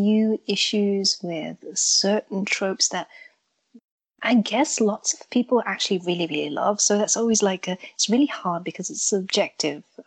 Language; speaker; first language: English; native; English